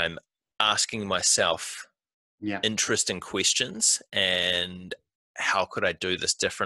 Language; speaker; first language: English; native; English